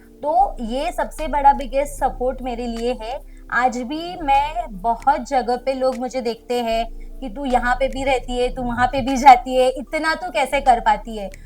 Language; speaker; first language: Hindi; non-native, local second language; Marwari